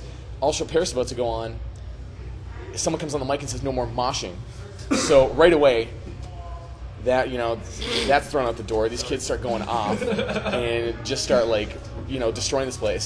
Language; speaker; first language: English; native; English